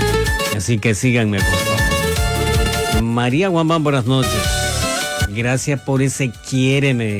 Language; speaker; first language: Spanish; non-native, local second language; Quechua